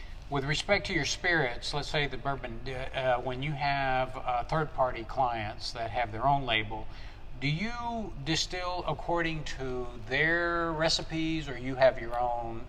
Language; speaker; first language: English; early bilingual, other home language; Spanish